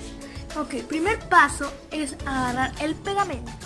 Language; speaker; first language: Spanish; native; Spanish